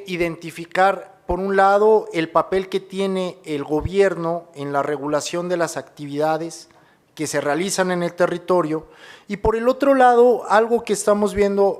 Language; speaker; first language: Spanish; native; Spanish